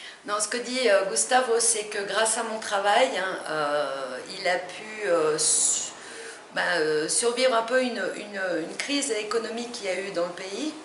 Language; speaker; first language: French; non-native, fluent; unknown